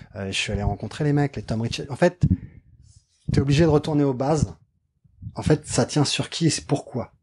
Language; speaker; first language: French; native; French